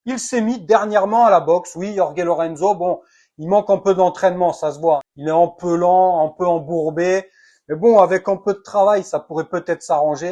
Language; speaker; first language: French; native; French